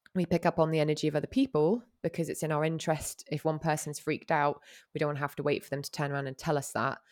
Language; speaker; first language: English; native; English